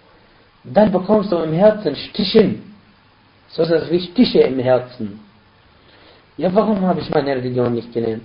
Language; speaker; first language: German; non-native, fluent; Arabic